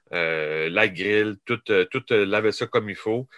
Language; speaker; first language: French; native; French